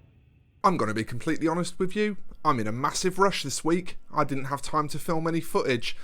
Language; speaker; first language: English; native; English